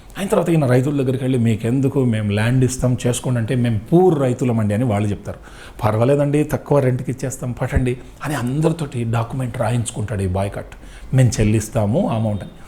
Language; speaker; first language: Telugu; native; Telugu